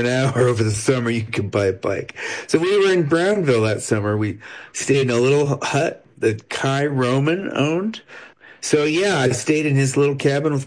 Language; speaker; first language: English; native; English